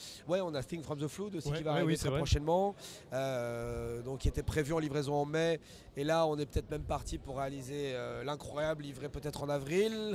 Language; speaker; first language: French; native; French